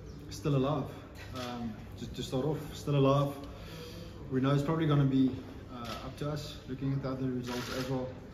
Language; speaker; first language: English; non-native, local second language; Afrikaans